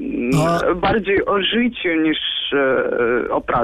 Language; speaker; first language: Polish; non-native, learner; Russian